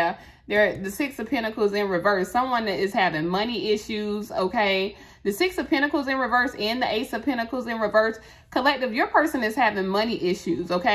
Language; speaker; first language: English; native; English